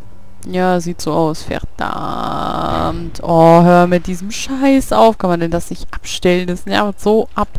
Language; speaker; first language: German; native; German